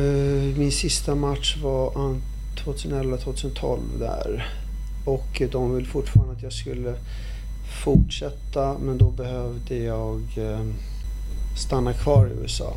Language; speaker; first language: Swedish; early bilingual, other home language; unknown